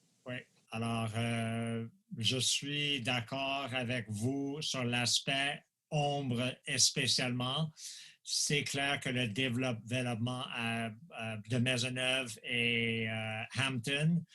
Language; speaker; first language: French; non-native, local second language; English